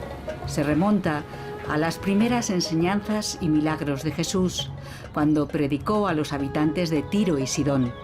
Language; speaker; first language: Spanish; native; Spanish